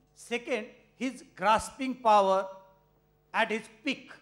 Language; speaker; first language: English; non-native, local second language; Marathi